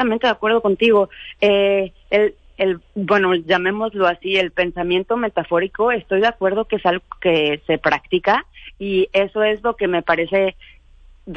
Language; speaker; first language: Spanish; native; Spanish